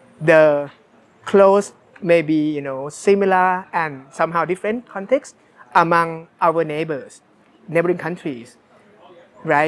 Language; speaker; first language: English; non-native, fluent; Thai